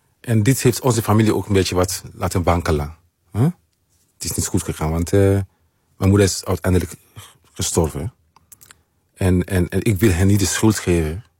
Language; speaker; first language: Dutch; non-native, fluent; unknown